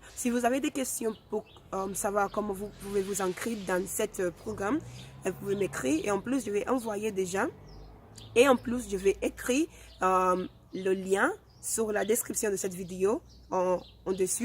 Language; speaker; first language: French; non-native, fluent; Spanish